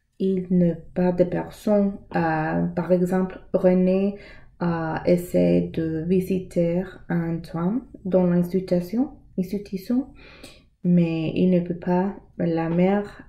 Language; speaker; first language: French; non-native, learner; English